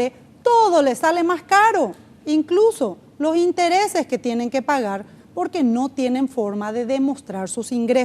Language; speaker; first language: Spanish; native; Spanish